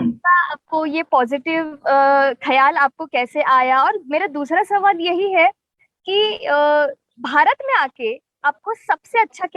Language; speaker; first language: Hindi; non-native, local second language; Marathi